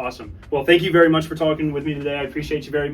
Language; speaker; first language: English; native; English